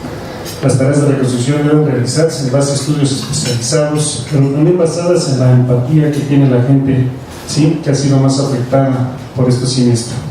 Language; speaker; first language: Spanish; native; Spanish